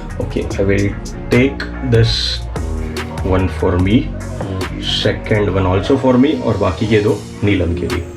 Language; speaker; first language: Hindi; non-native, local second language; Marathi